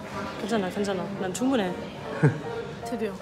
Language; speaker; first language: Korean; non-native, learner; German